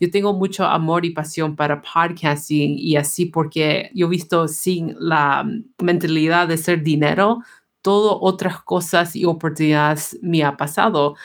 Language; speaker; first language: Spanish; early bilingual, heritage; Spanish